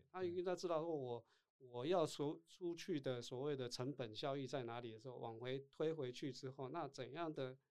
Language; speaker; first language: Chinese; non-native, local second language; Min Nan Chinese